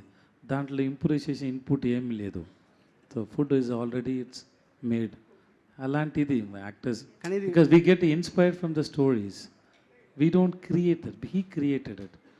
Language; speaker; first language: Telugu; non-native, learner; Tamil